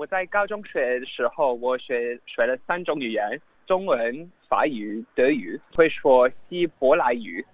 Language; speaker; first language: Chinese; non-native, fluent; English